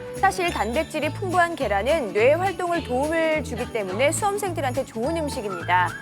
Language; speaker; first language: Korean; native; Korean